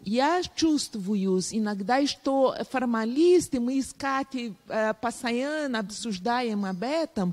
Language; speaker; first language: Russian; non-native, learner; Portuguese